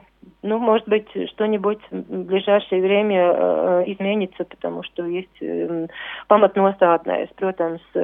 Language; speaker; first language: Russian; non-native, local second language; Latvian